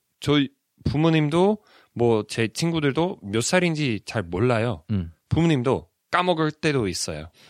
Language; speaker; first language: Korean; non-native, fluent; English